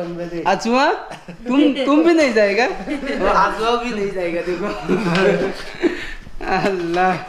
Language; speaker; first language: Hindi; non-native, learner; Bangla